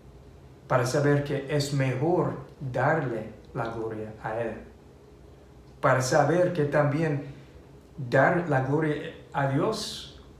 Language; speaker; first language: Spanish; non-native, fluent; English